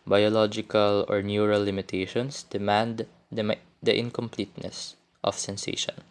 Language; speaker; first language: English; non-native, local second language; Filipino